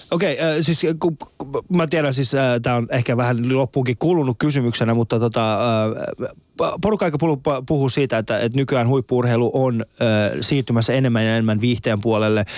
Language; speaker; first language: Finnish; early bilingual, other home language; Persian